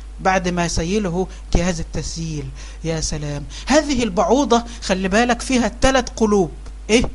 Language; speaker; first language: Arabic; native; Arabic